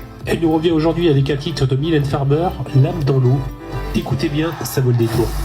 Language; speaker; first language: French; native; French